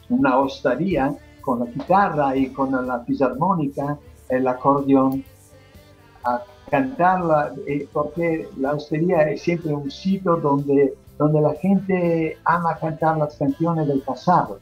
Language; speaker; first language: Spanish; non-native, fluent; Italian